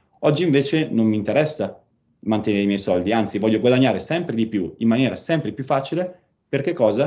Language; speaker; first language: Italian; native; Italian